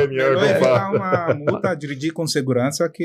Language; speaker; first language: Portuguese; non-native, fluent; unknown